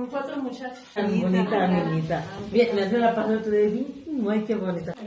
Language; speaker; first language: Spanish; native; Spanish